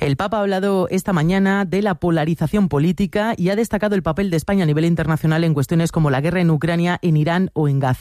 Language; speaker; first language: Spanish; native; Spanish